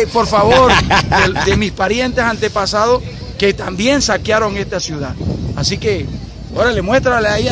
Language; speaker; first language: Spanish; native; Spanish